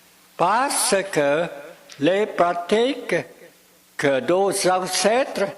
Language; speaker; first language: French; non-native, fluent; Vietnamese